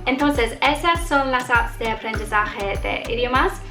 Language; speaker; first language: Spanish; non-native, learner; English